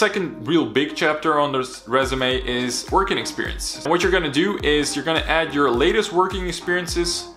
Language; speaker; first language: English; non-native, fluent; Dutch